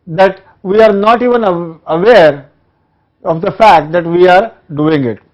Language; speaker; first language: English; non-native, local second language; Marathi